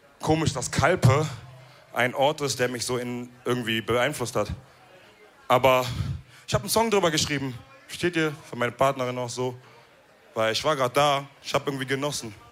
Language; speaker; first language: German; early bilingual, other home language; Wolof